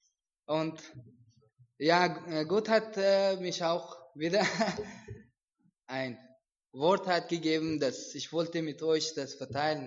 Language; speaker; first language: German; non-native, learner; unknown